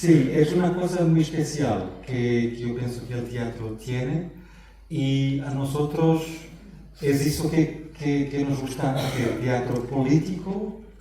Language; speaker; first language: Spanish; non-native, fluent; Portuguese